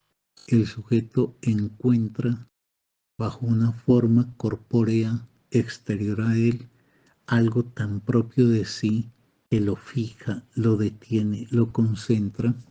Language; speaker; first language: Spanish; native; Spanish